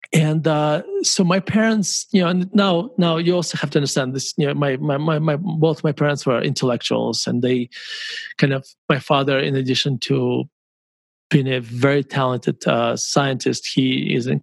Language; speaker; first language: English; non-native, fluent; Russian